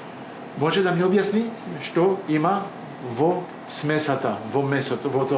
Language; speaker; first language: Macedonian; non-native, fluent; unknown